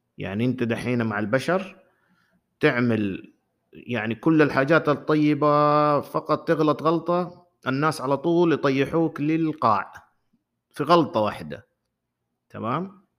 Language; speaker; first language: Arabic; native; Arabic